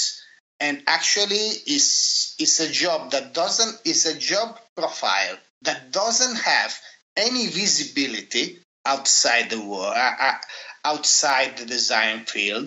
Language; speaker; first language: English; non-native, fluent; Italian